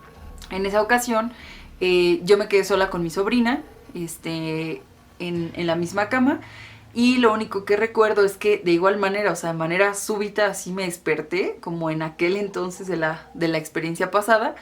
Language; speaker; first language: Spanish; native; Spanish